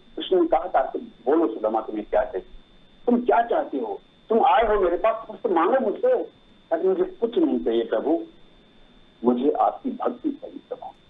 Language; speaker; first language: Hindi; non-native, local second language; Maithili